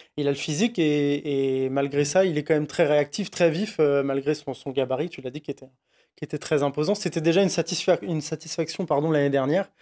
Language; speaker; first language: French; native; French